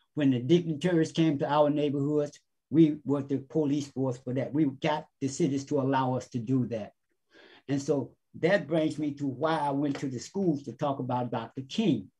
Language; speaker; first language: English; native; English